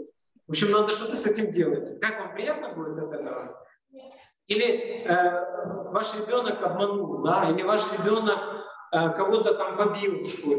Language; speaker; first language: Russian; native; Russian